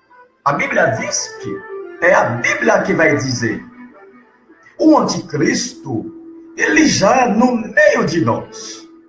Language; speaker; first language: Portuguese; non-native, learner; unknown